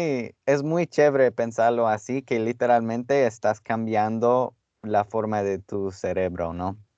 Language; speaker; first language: Spanish; non-native, fluent; English